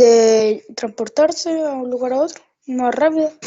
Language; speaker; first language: Spanish; native; Spanish